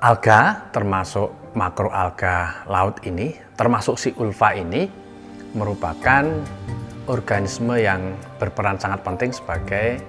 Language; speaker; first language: Indonesian; native; Indonesian